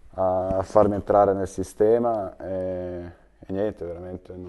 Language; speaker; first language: Italian; early bilingual, other home language; Serbian